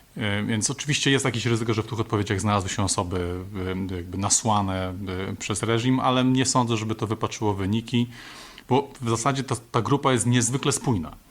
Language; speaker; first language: Polish; native; Polish